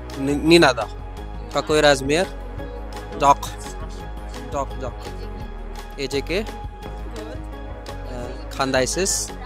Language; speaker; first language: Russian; non-native, learner; Hindi